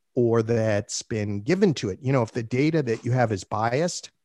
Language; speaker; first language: English; native; English